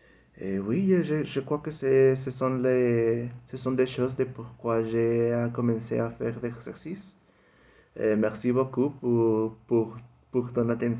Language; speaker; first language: French; non-native, learner; Spanish